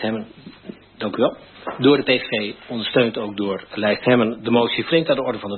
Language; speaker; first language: Dutch; native; Dutch